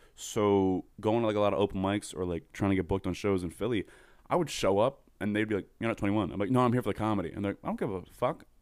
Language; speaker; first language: English; native; English